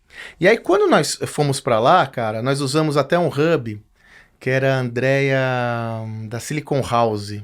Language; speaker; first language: Portuguese; native; Portuguese